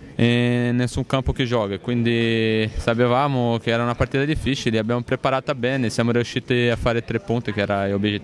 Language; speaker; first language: Italian; non-native, fluent; Portuguese